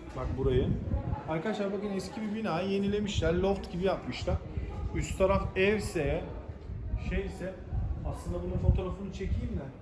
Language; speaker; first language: Turkish; native; Turkish